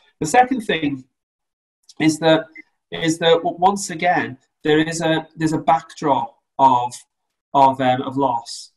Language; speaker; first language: English; native; English